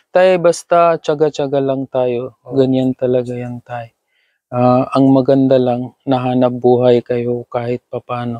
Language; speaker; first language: Filipino; non-native, learner; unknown